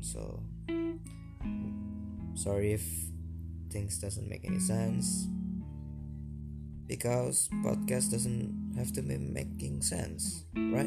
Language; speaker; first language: English; non-native, fluent; Indonesian